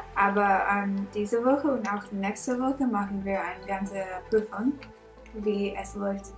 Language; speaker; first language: German; non-native, learner; English